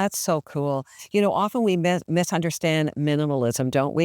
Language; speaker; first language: English; native; English